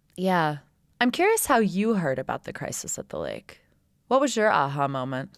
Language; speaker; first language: English; native; English